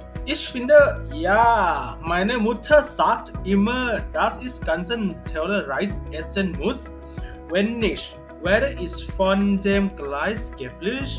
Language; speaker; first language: German; non-native, learner; Thai